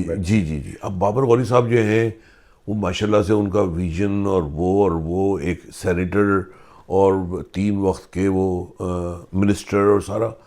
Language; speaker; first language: Urdu; native; Urdu